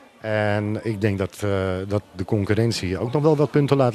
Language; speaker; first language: Dutch; native; Dutch